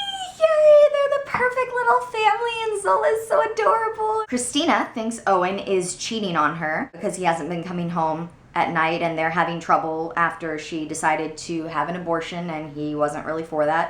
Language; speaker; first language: English; native; English